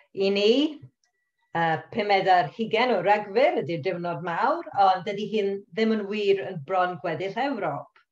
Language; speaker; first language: Welsh; non-native, local second language; English